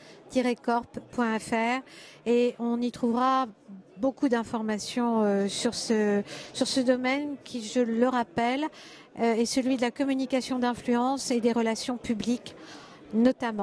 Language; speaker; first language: French; native; French